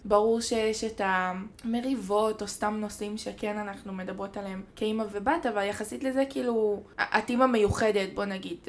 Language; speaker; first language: Hebrew; native; Hebrew